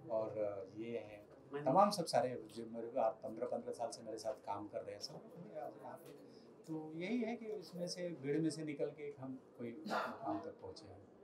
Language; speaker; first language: Hindi; native; Hindi